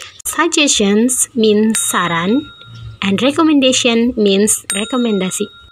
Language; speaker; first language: English; non-native, learner; Indonesian